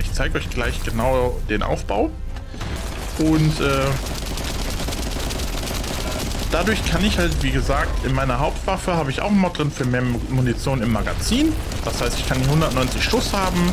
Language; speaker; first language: German; native; German